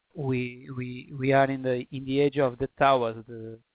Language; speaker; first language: English; non-native, fluent; Portuguese